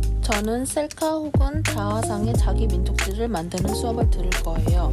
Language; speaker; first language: Korean; native; Korean